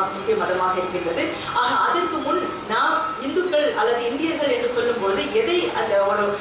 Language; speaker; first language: Tamil; early bilingual, heritage; Tamil